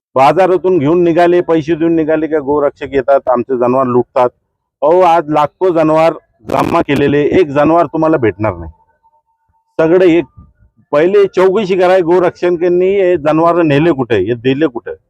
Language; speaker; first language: Marathi; non-native, local second language; Urdu